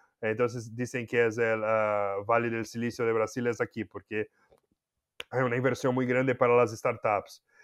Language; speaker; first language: Spanish; non-native, fluent; Portuguese